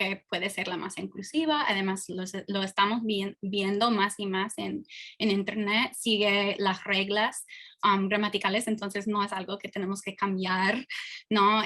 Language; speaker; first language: Spanish; non-native, fluent; English